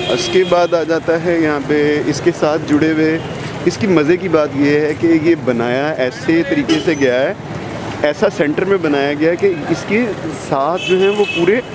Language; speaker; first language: Urdu; non-native, local second language; Punjabi